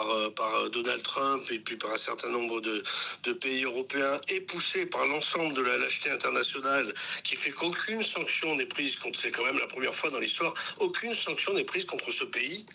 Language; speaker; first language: French; native; French